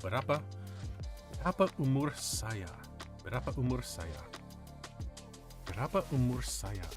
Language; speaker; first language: Indonesian; non-native, learner; English